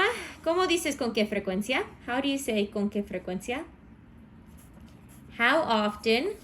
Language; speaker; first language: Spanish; non-native, fluent; English